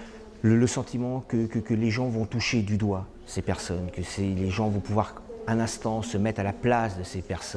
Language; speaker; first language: French; native; French